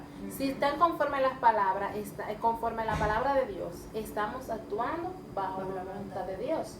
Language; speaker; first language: Spanish; native; Spanish